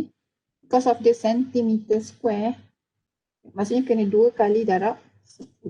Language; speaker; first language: Malay; native; Malay